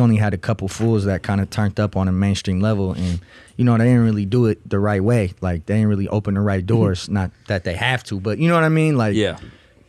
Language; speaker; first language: English; non-native, fluent; Russian